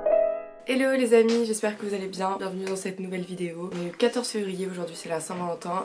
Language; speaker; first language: French; native; French